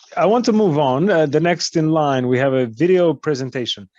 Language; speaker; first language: English; non-native, fluent; Albanian